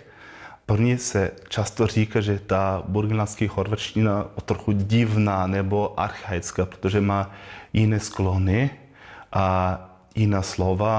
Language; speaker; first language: Czech; non-native, fluent; Croatian